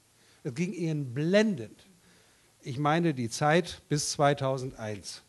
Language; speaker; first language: German; native; German